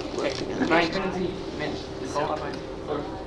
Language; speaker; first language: German; non-native, fluent; English